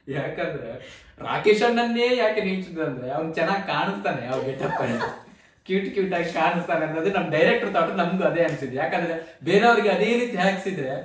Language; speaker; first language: Kannada; non-native, local second language; Tulu